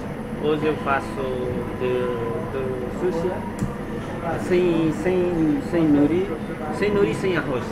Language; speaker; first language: Portuguese; non-native, learner; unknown